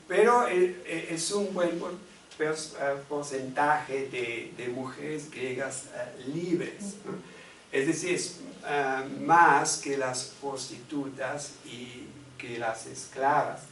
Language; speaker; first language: Spanish; non-native, fluent; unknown